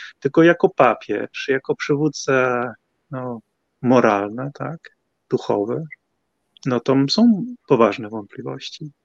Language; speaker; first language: Polish; non-native, fluent; Dutch